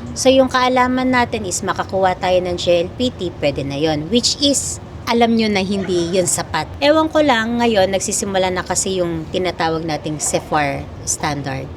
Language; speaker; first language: Filipino; native; Filipino